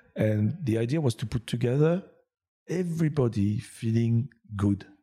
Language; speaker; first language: English; non-native, fluent; French